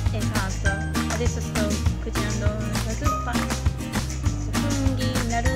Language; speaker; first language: Italian; non-native, learner; Japanese